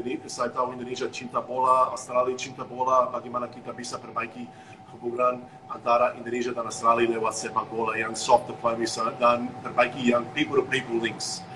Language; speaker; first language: Indonesian; non-native, fluent; English